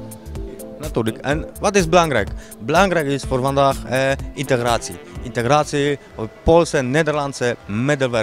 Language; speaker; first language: Dutch; non-native, learner; Polish